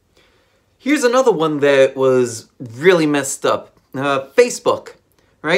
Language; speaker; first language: English; native; English